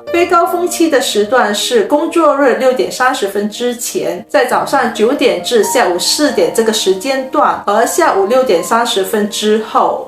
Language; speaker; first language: Chinese; native; Chinese